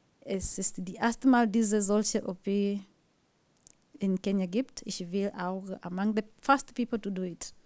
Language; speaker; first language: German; non-native, learner; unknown